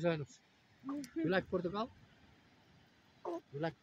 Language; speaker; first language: English; non-native, learner; Spanish